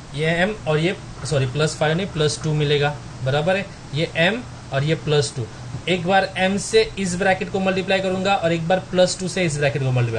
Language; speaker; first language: Hindi; non-native, local second language; Marathi